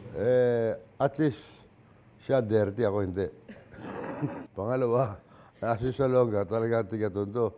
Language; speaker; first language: Filipino; native; Filipino